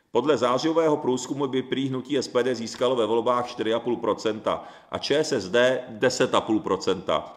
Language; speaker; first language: Czech; early bilingual, other home language; Japanese